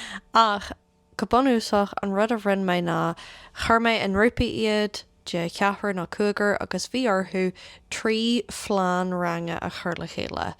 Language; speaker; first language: Irish; native; Irish